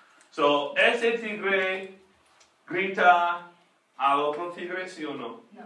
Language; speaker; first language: Spanish; non-native, fluent; English